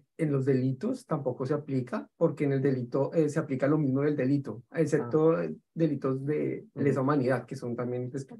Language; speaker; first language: Spanish; native; Spanish